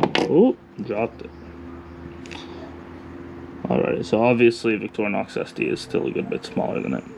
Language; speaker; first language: English; native; English